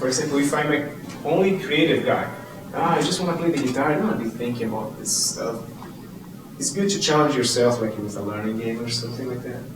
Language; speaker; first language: English; non-native, fluent; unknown